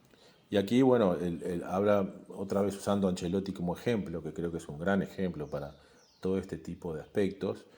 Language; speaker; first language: Spanish; native; Spanish